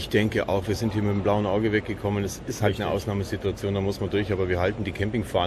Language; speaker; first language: German; native; German